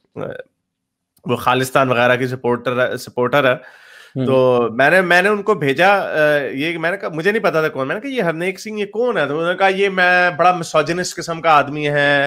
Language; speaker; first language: Urdu; native; Urdu